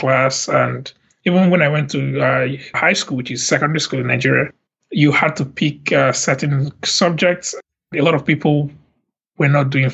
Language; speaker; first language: English; non-native, local second language; Igbo